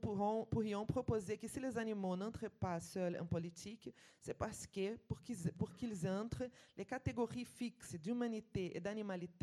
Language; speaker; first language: French; non-native, fluent; Portuguese